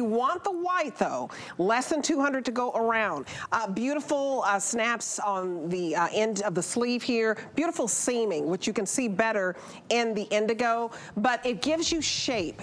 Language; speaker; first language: English; native; English